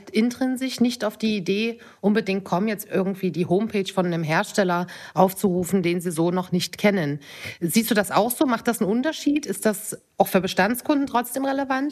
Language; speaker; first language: German; native; German